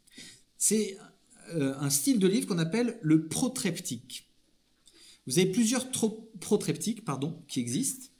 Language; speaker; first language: French; native; French